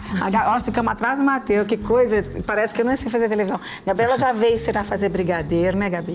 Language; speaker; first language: Portuguese; native; Portuguese